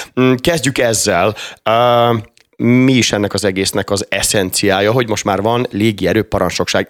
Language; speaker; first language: Hungarian; native; Hungarian